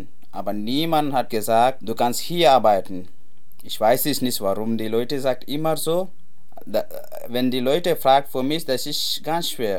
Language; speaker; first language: German; non-native, learner; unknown